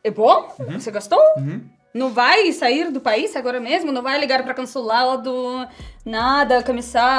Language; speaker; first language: Portuguese; non-native, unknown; Russian